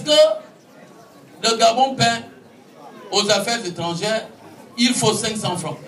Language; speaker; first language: French; non-native, local second language; Fang